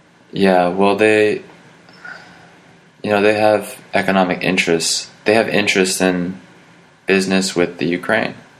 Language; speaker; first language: English; native; English